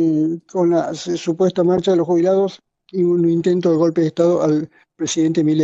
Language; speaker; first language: Spanish; native; Spanish